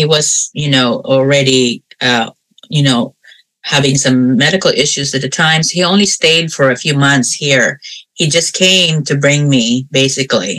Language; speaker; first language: English; non-native, local second language; Cebuano